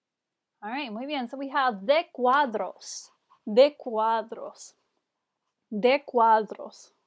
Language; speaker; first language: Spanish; non-native, fluent; English